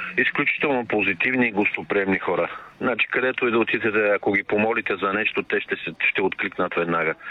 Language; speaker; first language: Bulgarian; non-native, local second language; Turkish